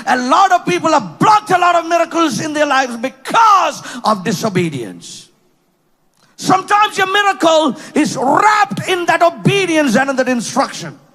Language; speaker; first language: English; non-native, local second language; Tamil